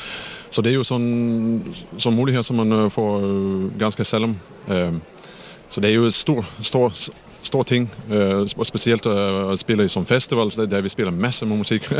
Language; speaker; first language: Danish; non-native, fluent; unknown